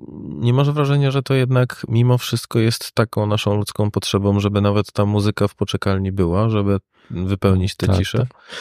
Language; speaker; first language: Polish; native; Polish